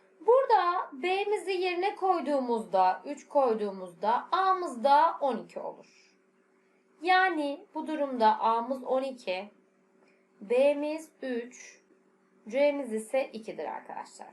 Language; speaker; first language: Turkish; native; Turkish